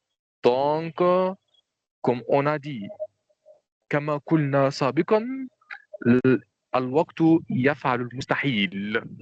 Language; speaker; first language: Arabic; non-native, fluent; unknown